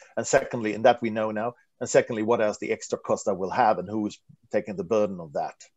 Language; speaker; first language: English; non-native, fluent; Swedish